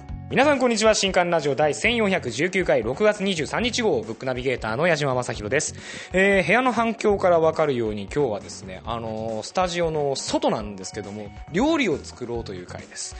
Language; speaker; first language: Japanese; native; Japanese